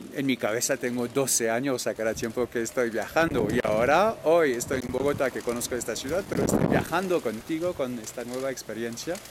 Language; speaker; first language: Spanish; non-native, fluent; French